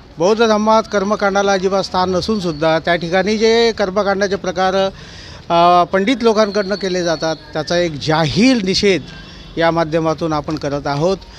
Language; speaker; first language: Marathi; native; Marathi